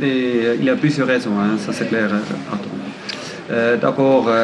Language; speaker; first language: French; non-native, fluent; German